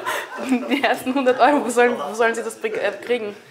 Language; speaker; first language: German; non-native, learner; Arabic